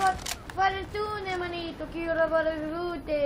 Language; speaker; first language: Spanish; non-native, learner; Portuguese